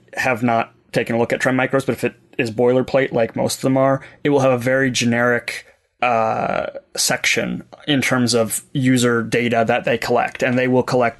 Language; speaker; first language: English; native; English